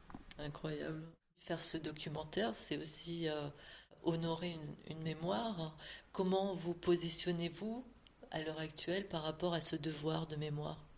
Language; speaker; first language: French; native; French